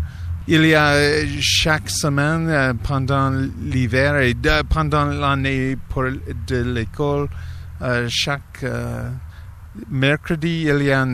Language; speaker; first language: French; non-native, learner; English